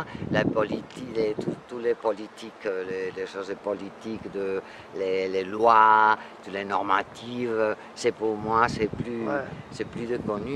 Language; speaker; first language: French; non-native, fluent; Spanish